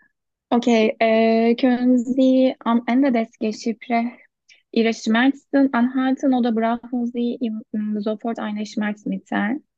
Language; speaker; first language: German; non-native, learner; Turkish